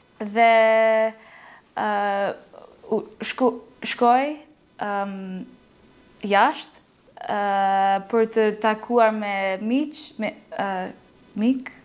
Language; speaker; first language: Albanian; non-native, learner; English